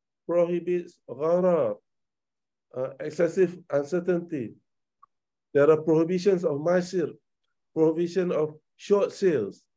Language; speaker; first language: English; non-native, local second language; Malay